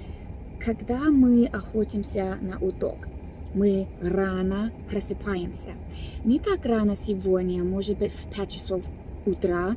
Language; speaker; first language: Russian; non-native, learner; English